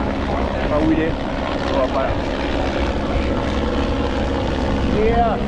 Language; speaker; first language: French; native; French